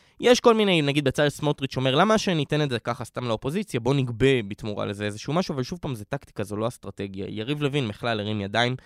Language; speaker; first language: Hebrew; native; Hebrew